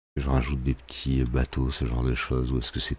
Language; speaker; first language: French; native; French